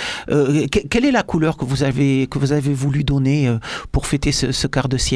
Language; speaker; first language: French; native; French